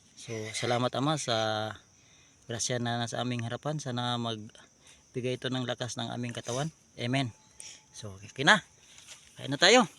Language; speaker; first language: Filipino; non-native, local second language; Cebuano